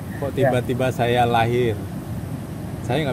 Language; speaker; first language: Indonesian; non-native, fluent; German